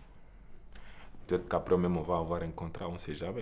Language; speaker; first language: French; non-native, local second language; Bambara